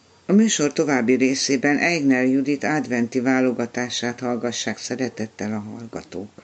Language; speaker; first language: Hungarian; native; Hungarian